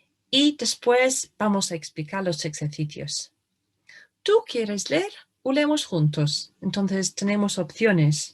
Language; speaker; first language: Spanish; non-native, fluent; English